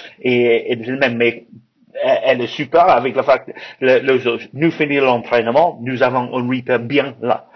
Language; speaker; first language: French; non-native, learner; English